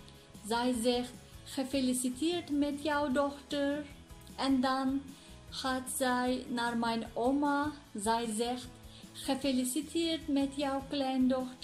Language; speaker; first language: Dutch; non-native, learner; Turkish